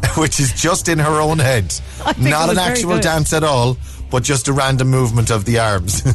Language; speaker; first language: English; native; English